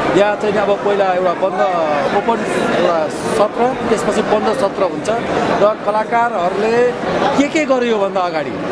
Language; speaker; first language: Nepali; native; Nepali